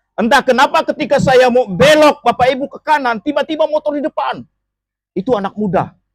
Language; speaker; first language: Indonesian; non-native, local second language; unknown